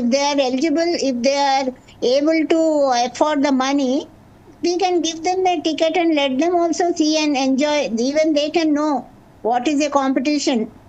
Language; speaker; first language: English; non-native, local second language; Telugu